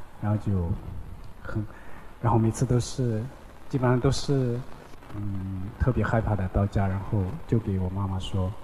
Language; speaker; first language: Chinese; non-native, local second language; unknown